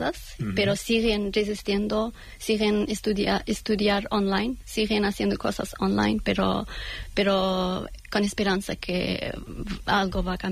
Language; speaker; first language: Spanish; non-native, learner; Persian